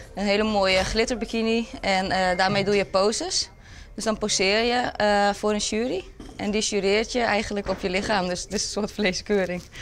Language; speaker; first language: Dutch; native; Dutch